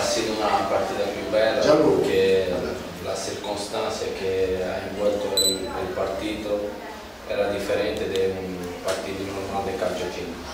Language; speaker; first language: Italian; non-native, learner; Portuguese